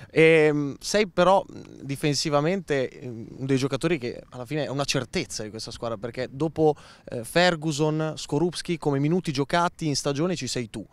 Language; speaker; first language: Italian; native; Italian